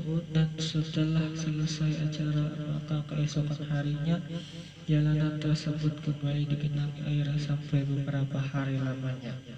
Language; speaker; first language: Indonesian; native; Indonesian